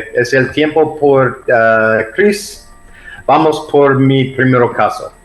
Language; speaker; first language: Spanish; non-native, learner; English